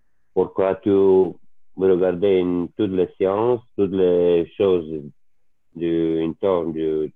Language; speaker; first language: French; non-native, learner; Italian